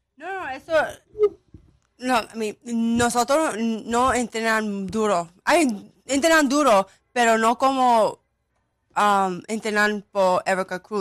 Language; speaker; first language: Spanish; early bilingual, heritage; Spanish